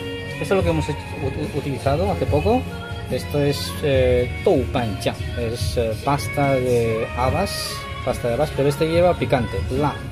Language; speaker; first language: Spanish; non-native, fluent; Chinese